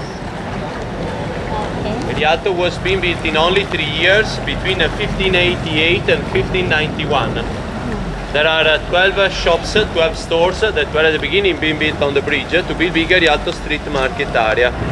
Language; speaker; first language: English; non-native, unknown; Italian